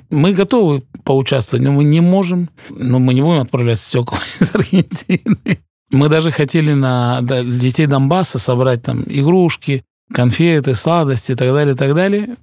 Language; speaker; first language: Russian; early bilingual, heritage; Russian